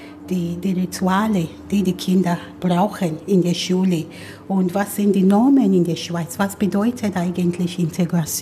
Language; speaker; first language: German; non-native, fluent; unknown